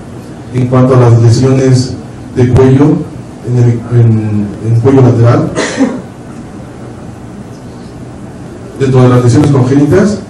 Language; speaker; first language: Spanish; native; Spanish